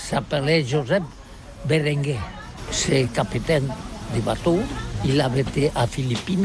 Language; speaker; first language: French; non-native, learner; Catalan